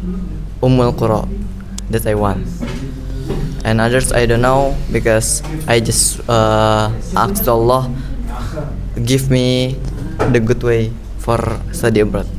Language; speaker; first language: English; non-native, learner; Indonesian